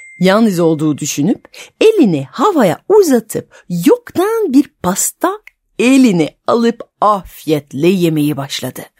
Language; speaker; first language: Turkish; non-native, fluent; French